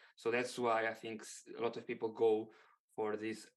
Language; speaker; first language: English; non-native, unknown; Portuguese